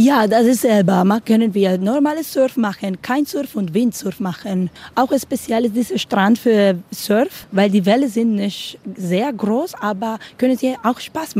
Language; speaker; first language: German; non-native, learner; Spanish